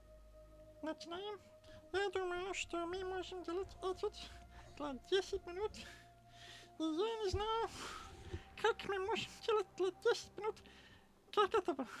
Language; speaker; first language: Russian; non-native, learner; English